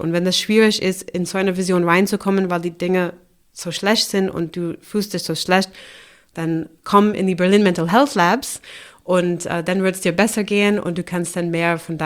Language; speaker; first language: German; non-native, fluent; English